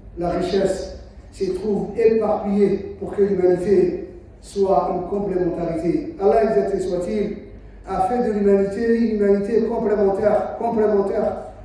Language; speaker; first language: French; non-native, local second language; Somali